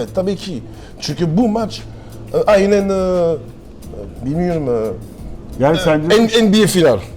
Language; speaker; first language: Turkish; non-native, learner; French